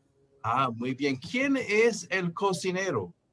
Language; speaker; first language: Spanish; non-native, fluent; English